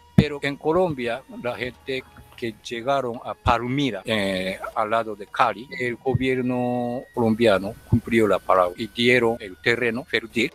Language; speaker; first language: Spanish; non-native, fluent; Japanese